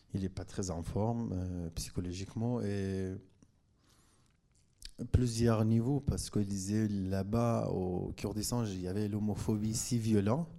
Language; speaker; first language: French; non-native, fluent; Kurdish